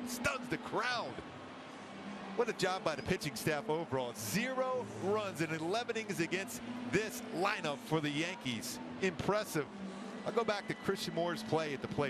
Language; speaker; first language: English; native; English